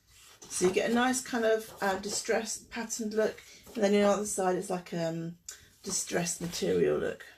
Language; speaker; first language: English; native; English